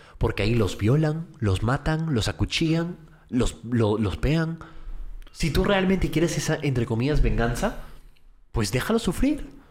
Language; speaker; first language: Spanish; early bilingual, heritage; Spanish